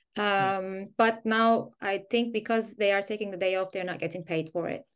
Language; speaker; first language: English; non-native, fluent; Turkish